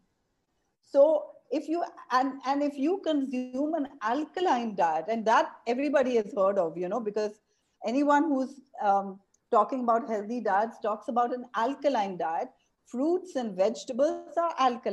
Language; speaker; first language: English; non-native, local second language; Hindi